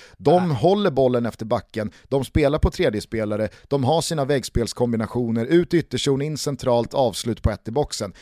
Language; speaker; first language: Swedish; native; Swedish